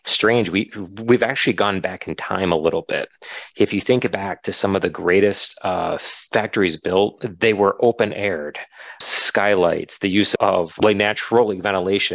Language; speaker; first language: English; native; English